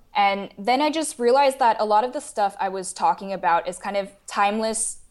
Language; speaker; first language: English; non-native, fluent; Chinese